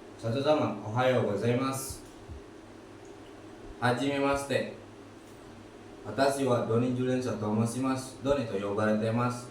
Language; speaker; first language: Japanese; non-native, learner; Indonesian